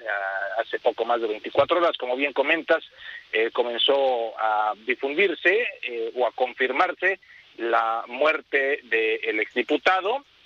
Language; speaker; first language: Spanish; native; Spanish